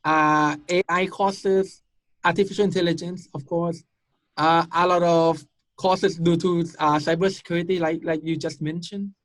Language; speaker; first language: English; non-native, fluent; Thai